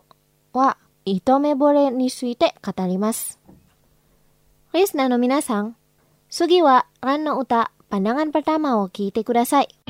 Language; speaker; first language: Japanese; non-native, fluent; Indonesian